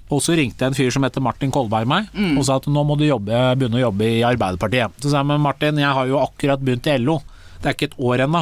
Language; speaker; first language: Norwegian; early bilingual, other home language; Persian